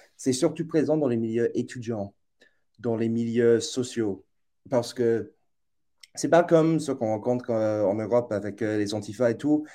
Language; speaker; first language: French; non-native, fluent; English